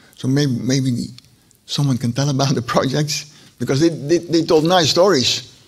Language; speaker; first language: English; non-native, fluent; Dutch